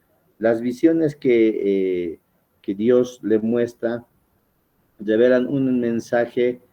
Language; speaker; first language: Spanish; native; Spanish